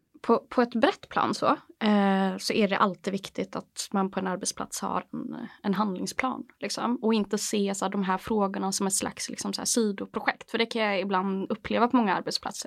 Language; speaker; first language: Swedish; native; Swedish